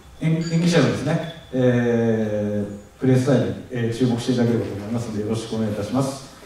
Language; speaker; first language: Japanese; native; Japanese